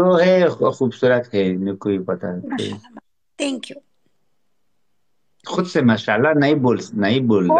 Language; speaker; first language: Hindi; non-native, learner; Persian